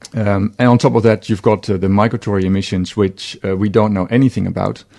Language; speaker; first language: English; non-native, fluent; Dutch